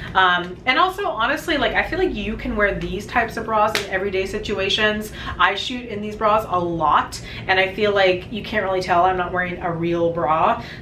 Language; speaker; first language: English; native; English